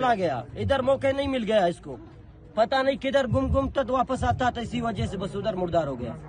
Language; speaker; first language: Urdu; non-native, local second language; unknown